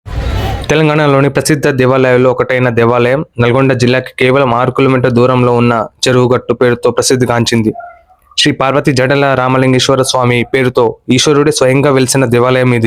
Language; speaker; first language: Telugu; native; Telugu